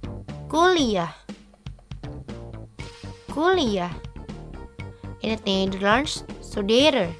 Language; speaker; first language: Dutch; non-native, fluent; Indonesian